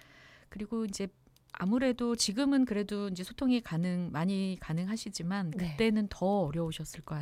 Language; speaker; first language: Korean; native; Korean